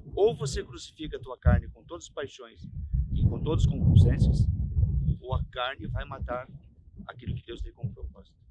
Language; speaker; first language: Portuguese; native; Portuguese